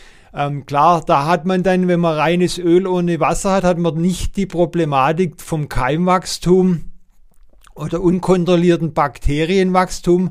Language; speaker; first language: German; native; German